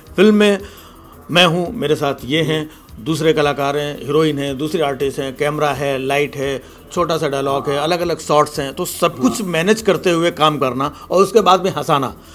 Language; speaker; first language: Hindi; native; Hindi